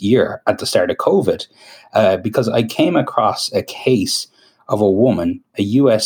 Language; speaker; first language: English; native; English